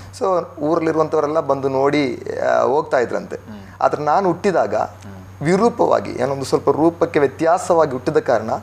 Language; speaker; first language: Kannada; native; Kannada